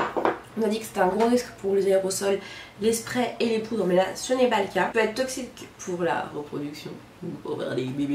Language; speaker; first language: French; native; French